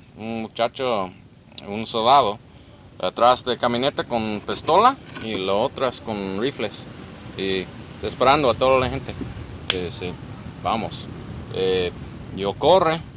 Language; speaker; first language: Spanish; non-native, learner; English